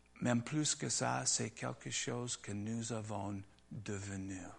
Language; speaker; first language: French; non-native, learner; English